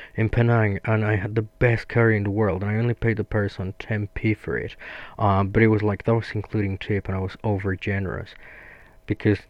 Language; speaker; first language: English; non-native, fluent; Spanish